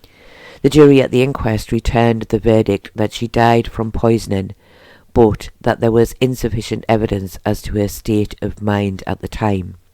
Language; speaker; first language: English; native; English